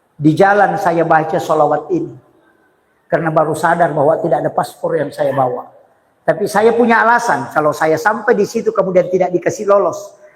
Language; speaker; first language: Indonesian; non-native, local second language; Buginese